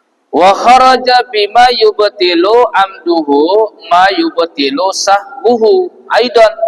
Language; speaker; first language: Arabic; non-native, fluent; Indonesian